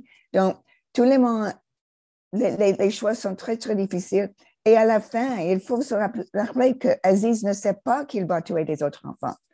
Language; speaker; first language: French; non-native, fluent; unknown